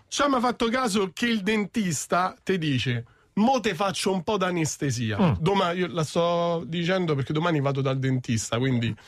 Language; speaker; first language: Italian; native; Italian